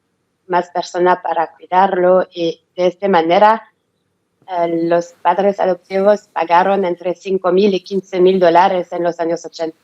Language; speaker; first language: Spanish; non-native, learner; French